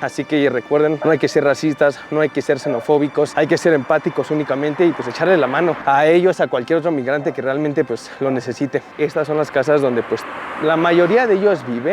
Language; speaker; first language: Spanish; native; Spanish